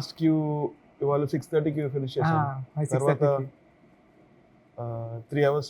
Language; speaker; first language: Telugu; non-native, learner; Tamil